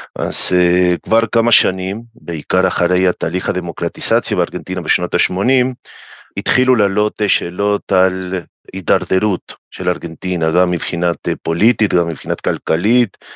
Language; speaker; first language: Hebrew; non-native, fluent; Spanish